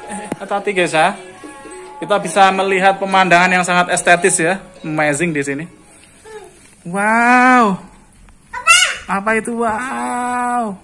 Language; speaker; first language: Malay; non-native, local second language; Javanese